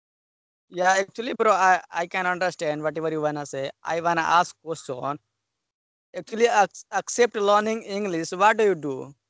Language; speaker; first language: English; non-native, learner; Hindi